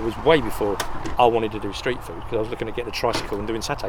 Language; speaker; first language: English; native; English